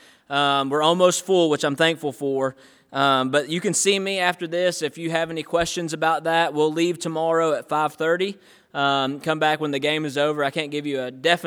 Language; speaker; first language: English; native; English